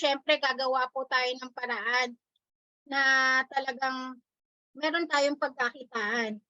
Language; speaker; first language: Filipino; native; Filipino